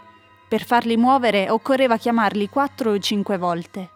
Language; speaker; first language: Italian; native; Italian